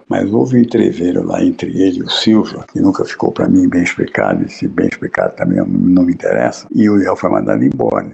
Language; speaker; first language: Portuguese; native; Portuguese